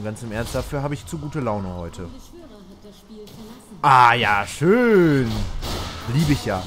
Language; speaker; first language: German; native; German